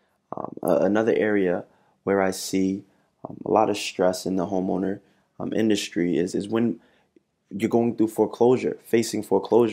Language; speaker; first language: English; native; English